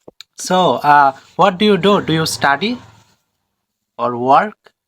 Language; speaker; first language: English; non-native, fluent; Bangla